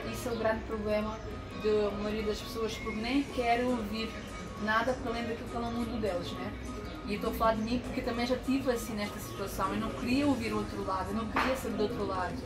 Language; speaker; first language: Portuguese; non-native, fluent; Ukrainian